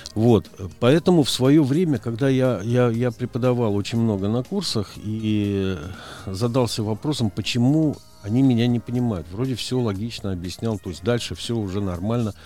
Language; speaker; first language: Russian; native; Russian